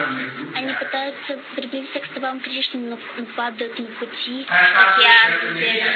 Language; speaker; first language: Russian; native; Russian